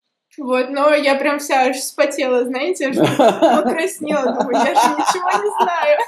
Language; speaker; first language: Russian; native; Russian